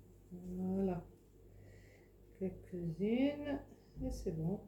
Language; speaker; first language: French; non-native, fluent; Arabic